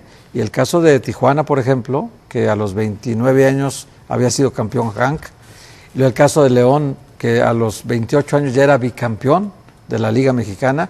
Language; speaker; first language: Spanish; native; Spanish